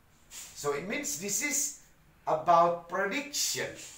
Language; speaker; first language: English; non-native, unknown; Indonesian